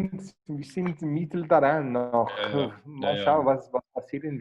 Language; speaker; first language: German; non-native, fluent; Portuguese